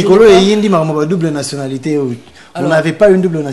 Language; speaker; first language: French; non-native, local second language; Lingala